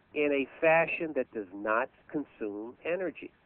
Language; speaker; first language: English; native; English